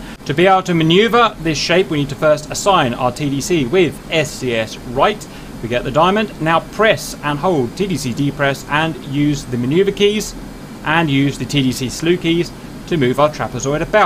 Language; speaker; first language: English; native; English